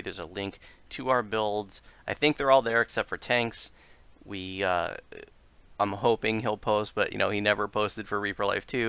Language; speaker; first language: English; native; English